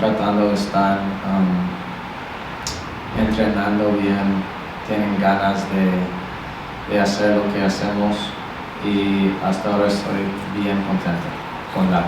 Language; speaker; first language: Spanish; non-native, learner; English